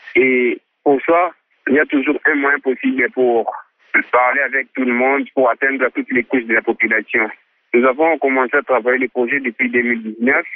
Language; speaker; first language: French; non-native, local second language; Swahili